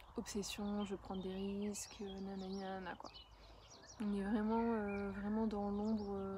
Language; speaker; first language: French; native; French